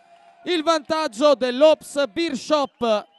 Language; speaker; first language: Italian; native; Italian